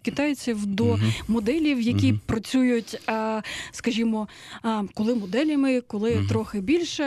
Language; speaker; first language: Ukrainian; native; Ukrainian